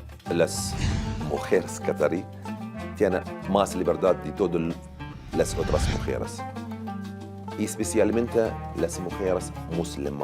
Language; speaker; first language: Spanish; non-native, fluent; Arabic